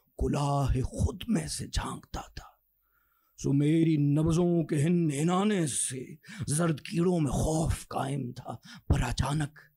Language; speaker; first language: Urdu; native; Urdu